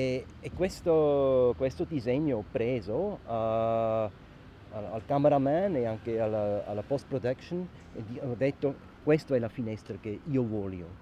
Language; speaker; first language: Italian; non-native, local second language; German